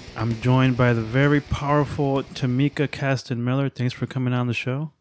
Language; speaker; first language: English; native; English